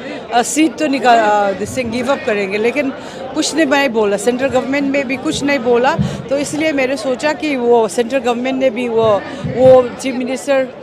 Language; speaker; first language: Hindi; non-native, local second language; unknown